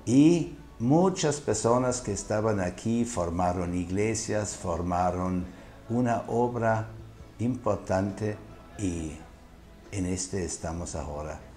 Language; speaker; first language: Spanish; non-native, fluent; German